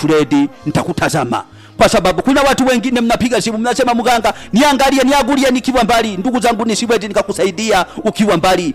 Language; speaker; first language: Swahili; non-native, local second language; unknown